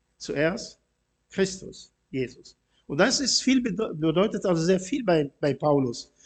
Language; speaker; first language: German; non-native, fluent; Arabic